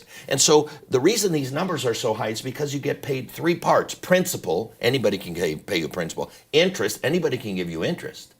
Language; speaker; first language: English; native; English